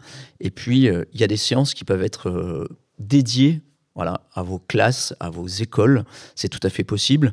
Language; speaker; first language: French; native; French